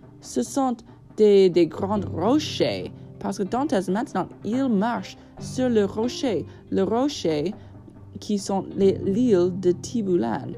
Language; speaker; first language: French; non-native, fluent; English